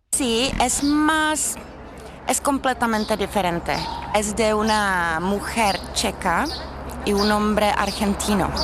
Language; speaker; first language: Spanish; non-native, fluent; Czech